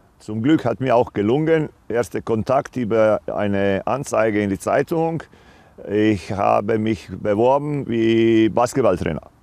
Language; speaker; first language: German; non-native, fluent; Croatian